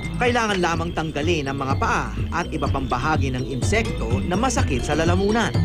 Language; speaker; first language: Filipino; native; Filipino